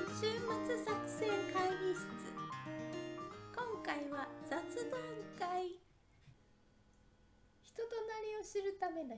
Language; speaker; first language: Japanese; native; Japanese